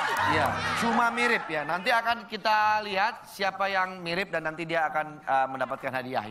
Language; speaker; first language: Indonesian; native; Indonesian